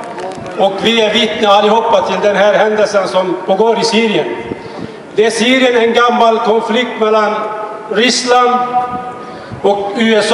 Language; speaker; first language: Swedish; non-native, fluent; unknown